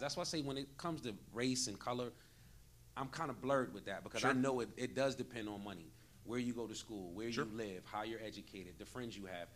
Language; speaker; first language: English; native; English